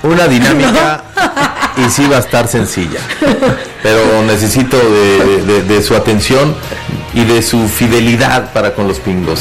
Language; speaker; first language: Spanish; native; Spanish